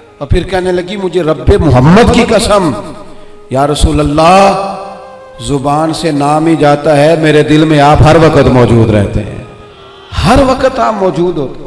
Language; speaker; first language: Urdu; non-native, local second language; Punjabi